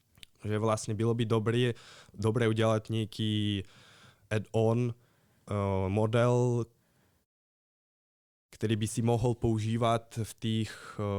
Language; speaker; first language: Czech; non-native, fluent; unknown